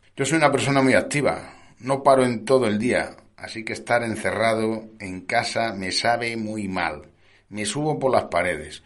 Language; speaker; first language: Spanish; native; Spanish